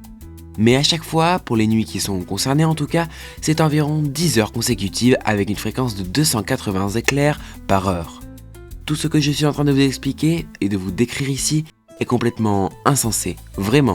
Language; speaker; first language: French; native; French